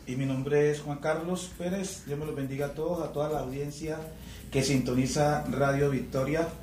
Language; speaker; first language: Spanish; native; Spanish